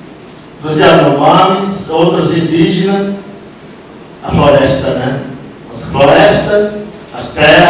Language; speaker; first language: Portuguese; non-native, local second language; Yanomámi